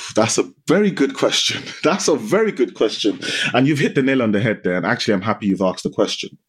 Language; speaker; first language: English; non-native, local second language; Yoruba